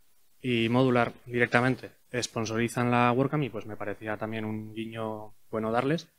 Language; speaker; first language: Spanish; native; Spanish